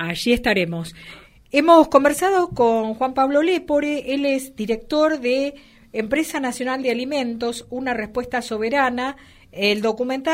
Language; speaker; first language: Spanish; native; Spanish